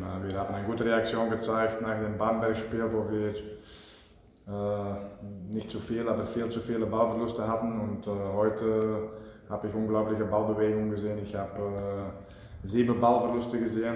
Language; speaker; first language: German; non-native, fluent; Dutch